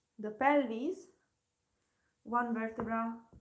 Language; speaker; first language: English; non-native, fluent; Italian